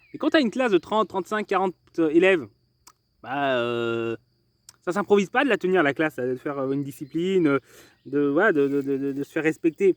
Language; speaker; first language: French; native; French